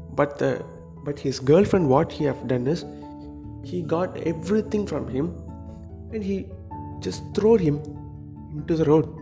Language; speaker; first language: English; non-native, local second language; Tamil